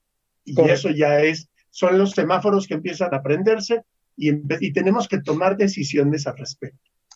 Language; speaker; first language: Spanish; native; Spanish